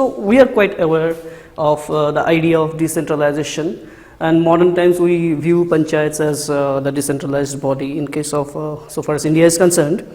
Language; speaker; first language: English; non-native, local second language; Assamese